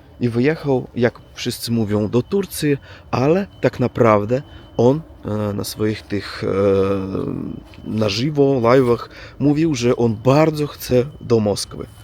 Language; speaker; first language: Polish; non-native, learner; Russian